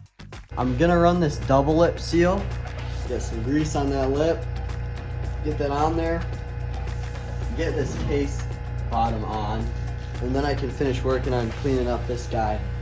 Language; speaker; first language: English; native; English